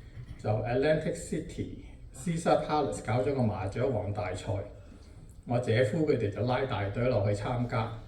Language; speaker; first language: Cantonese; native; Cantonese